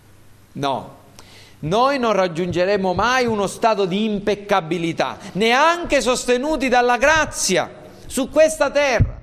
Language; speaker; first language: Italian; native; Italian